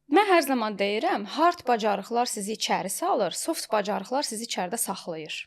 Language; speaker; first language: Azerbaijani; native; Azerbaijani